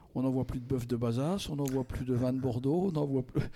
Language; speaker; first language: French; native; French